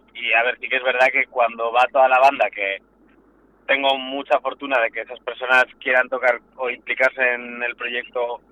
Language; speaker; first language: Spanish; native; Spanish